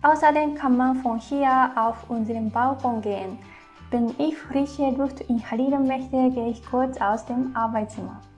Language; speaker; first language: German; non-native, fluent; Japanese